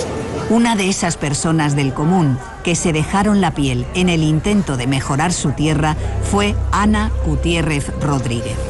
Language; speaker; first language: Spanish; native; Spanish